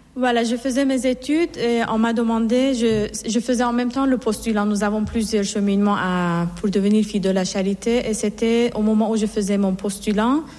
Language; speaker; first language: French; non-native, fluent; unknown